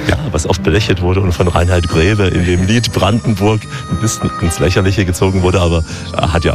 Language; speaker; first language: German; native; German